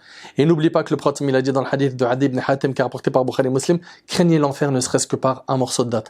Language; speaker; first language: French; native; French